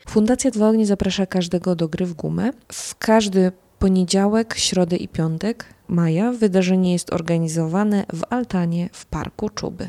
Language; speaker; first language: Polish; native; Polish